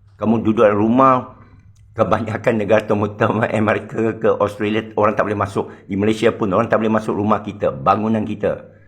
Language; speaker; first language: Malay; non-native, local second language; Chinese